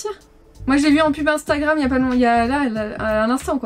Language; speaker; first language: French; native; French